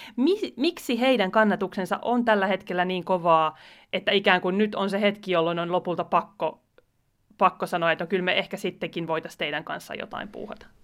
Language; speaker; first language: Finnish; native; Finnish